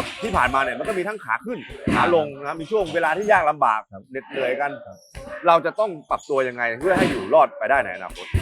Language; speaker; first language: Thai; native; Thai